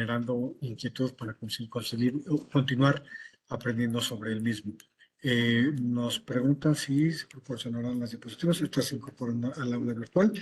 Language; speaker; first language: Spanish; native; Spanish